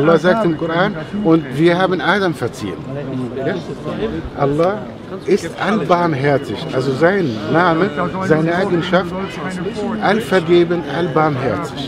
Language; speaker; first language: German; non-native, fluent; Arabic